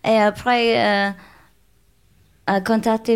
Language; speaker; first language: French; non-native, learner; Chinese